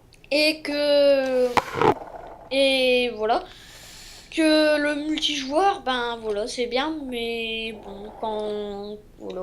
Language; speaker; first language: French; native; French